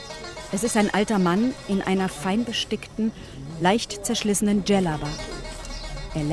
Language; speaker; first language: German; native; German